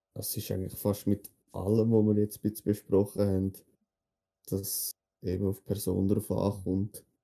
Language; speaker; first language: German; early bilingual, other home language; Dutch